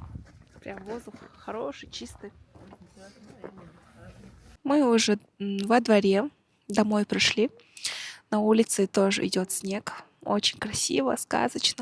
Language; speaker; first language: Russian; non-native, local second language; Kazakh